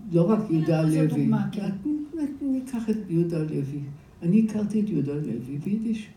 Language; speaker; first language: Hebrew; non-native, fluent; English